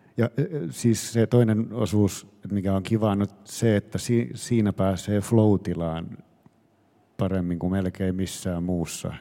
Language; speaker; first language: Finnish; native; Finnish